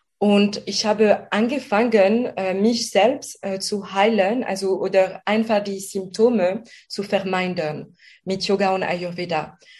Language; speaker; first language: German; non-native, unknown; French